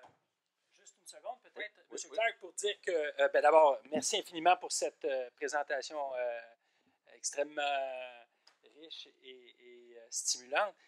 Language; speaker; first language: French; native; French